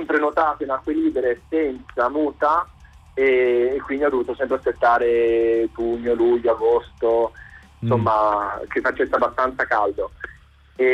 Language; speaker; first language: Italian; native; Italian